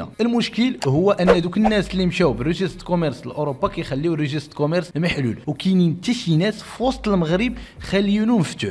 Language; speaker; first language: Arabic; native; Arabic